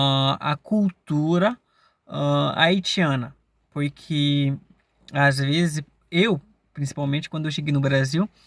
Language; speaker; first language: Portuguese; non-native, fluent; Haitian Creole